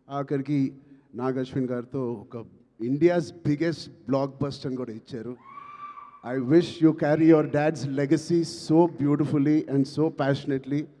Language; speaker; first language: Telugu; native; Telugu